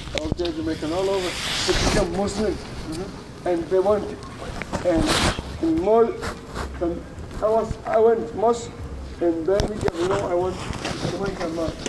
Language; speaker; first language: English; non-native, learner; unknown